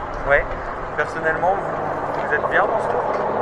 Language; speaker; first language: French; native; French